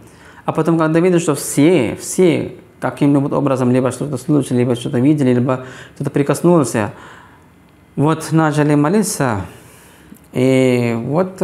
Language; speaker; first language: Russian; non-native, fluent; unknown